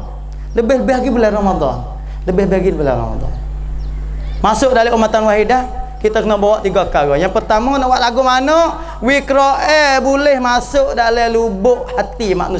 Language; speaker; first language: Malay; native; Malay